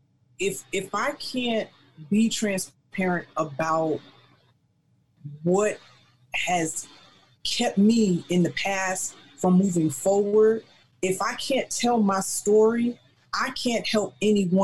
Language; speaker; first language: English; native; English